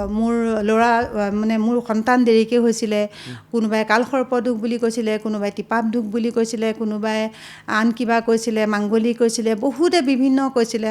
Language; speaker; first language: Assamese; native; Assamese